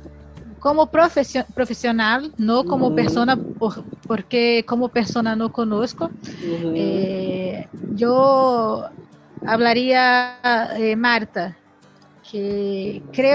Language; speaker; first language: Spanish; non-native, learner; Portuguese